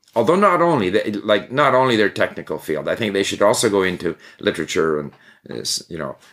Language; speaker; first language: English; native; English